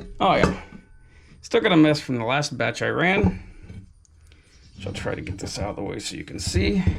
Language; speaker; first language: English; native; English